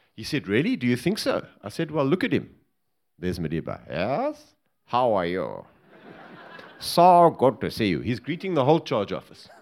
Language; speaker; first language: English; native; English